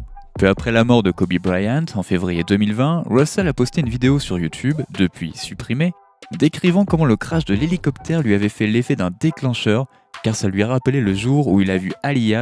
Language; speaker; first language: French; native; French